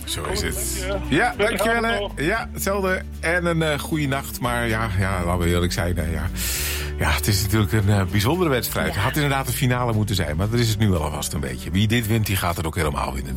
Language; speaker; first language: Dutch; native; Dutch